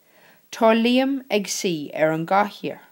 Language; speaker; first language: Irish; non-native, local second language; English